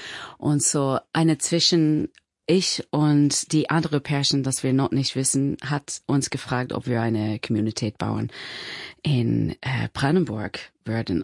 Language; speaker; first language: German; non-native, learner; English